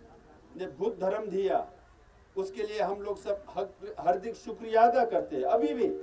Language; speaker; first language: Hindi; non-native, learner; Tibetan